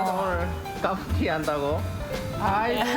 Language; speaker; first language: Korean; native; Korean